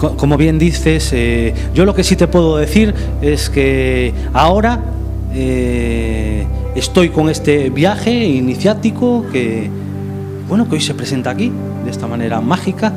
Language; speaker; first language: Spanish; native; Spanish